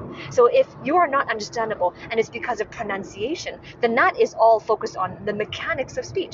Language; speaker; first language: English; non-native, local second language; Cantonese